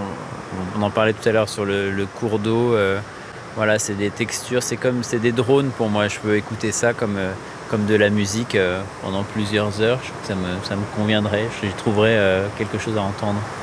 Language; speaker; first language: French; native; French